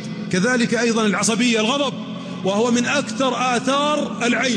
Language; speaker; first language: Arabic; native; Arabic